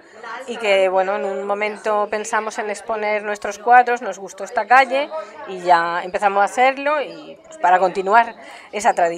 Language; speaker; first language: Spanish; native; Spanish